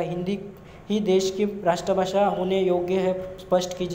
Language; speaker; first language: Hindi; non-native, local second language; Marathi